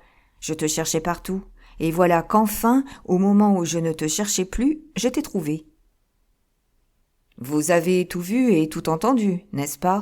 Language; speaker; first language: French; native; French